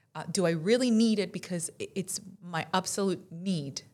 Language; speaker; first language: English; non-native, fluent; Spanish